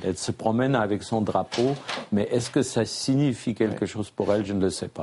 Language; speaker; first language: French; non-native, fluent; German